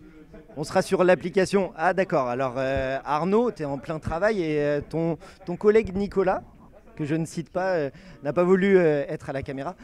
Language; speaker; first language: French; native; French